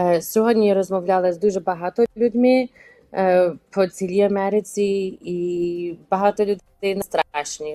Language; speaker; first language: Ukrainian; early bilingual, heritage; Ukrainian